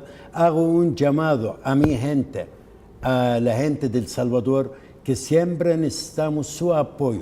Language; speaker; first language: Spanish; non-native, fluent; Arabic